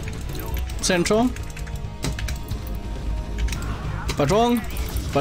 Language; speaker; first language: Spanish; native; Spanish